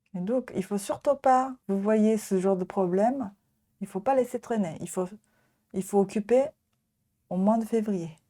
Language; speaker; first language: French; non-native, learner; Japanese